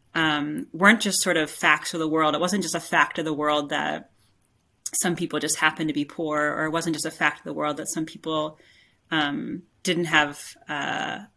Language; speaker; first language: English; native; English